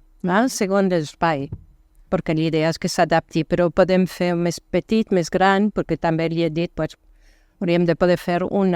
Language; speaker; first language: Catalan; non-native, fluent; French